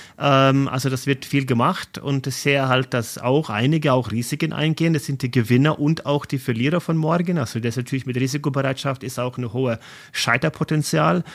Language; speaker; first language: German; non-native, fluent; Norwegian